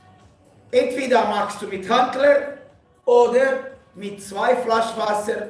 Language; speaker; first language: German; non-native, fluent; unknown